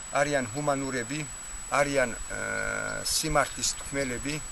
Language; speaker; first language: Georgian; non-native, local second language; Chechen